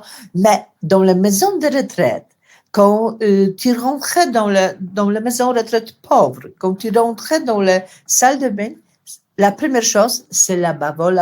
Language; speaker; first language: French; non-native, fluent; Polish